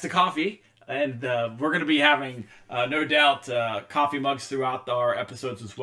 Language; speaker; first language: English; native; English